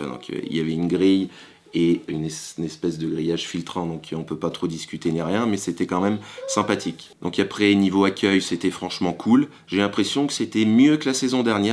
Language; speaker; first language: French; native; French